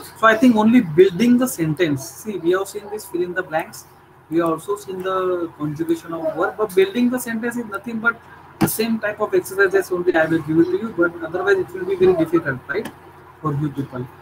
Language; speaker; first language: English; non-native, local second language; Marathi